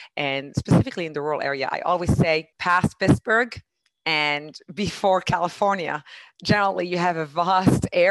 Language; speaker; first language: English; non-native, fluent; Arabic